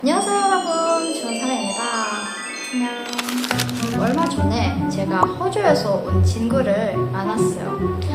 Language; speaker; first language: Korean; non-native, fluent; Indonesian